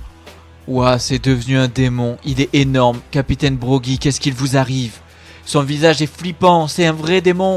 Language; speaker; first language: French; native; French